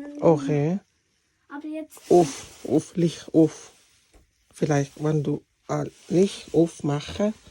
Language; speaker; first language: German; non-native, learner; Thai